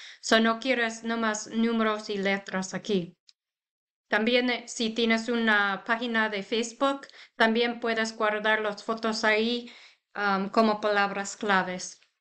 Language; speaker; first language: Spanish; non-native, learner; English